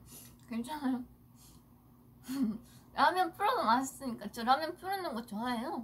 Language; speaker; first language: Korean; non-native, fluent; Japanese